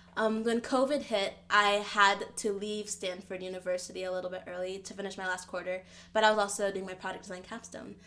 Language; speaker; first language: English; early bilingual, other home language; Yoruba